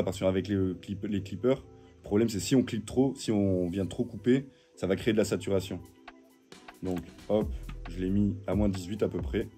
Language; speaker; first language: French; native; French